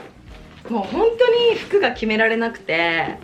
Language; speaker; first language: Japanese; native; Japanese